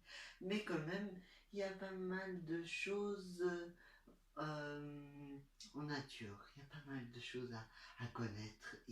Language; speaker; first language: French; non-native, learner; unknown